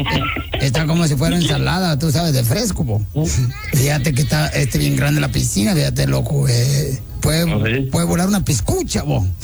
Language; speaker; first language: Spanish; native; Spanish